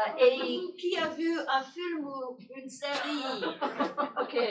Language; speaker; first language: French; non-native, fluent; English